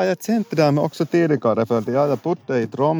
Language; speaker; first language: Swedish; non-native, local second language; Finnish